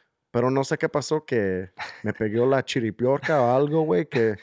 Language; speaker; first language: Spanish; early bilingual, heritage; Spanish